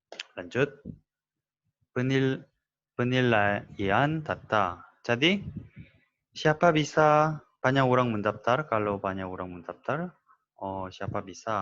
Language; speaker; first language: Indonesian; non-native, learner; Korean